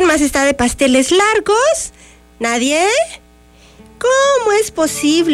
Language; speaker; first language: Spanish; native; Spanish